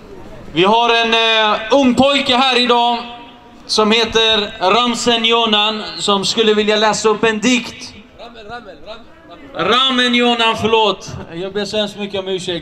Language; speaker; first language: Swedish; early bilingual, other home language; Assyrian Neo-Aramaic